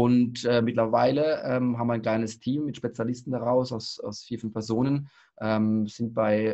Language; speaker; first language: German; native; German